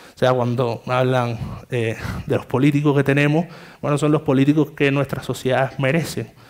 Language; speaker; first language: Spanish; native; Spanish